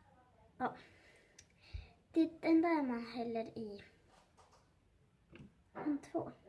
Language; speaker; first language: Swedish; early bilingual, other home language; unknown